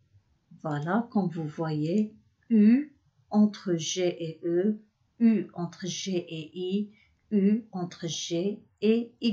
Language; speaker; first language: French; non-native, local second language; Arabic